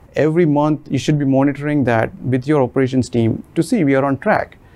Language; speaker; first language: English; non-native, local second language; Gujarati